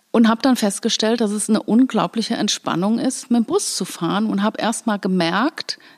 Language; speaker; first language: German; native; German